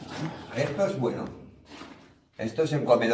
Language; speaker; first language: Spanish; native; Spanish